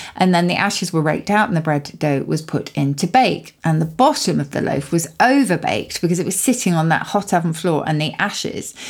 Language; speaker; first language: English; native; English